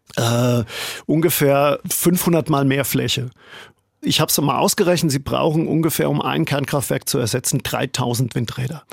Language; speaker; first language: German; native; German